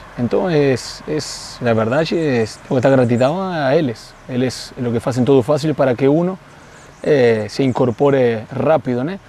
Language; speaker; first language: Portuguese; non-native, fluent; Spanish